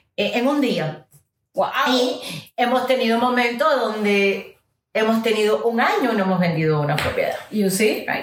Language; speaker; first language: Spanish; early bilingual, heritage; Spanish